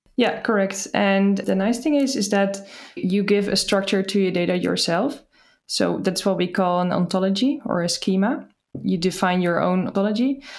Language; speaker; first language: English; non-native, fluent; Dutch